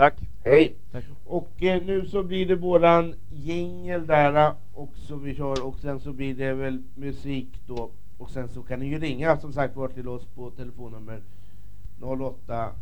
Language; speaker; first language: Swedish; native; Swedish